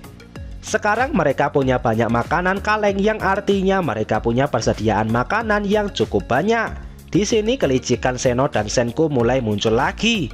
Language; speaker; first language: Indonesian; native; Indonesian